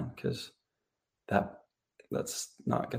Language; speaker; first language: English; native; English